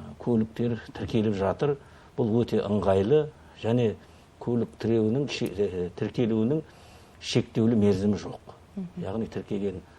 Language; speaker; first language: Kazakh; native; Kazakh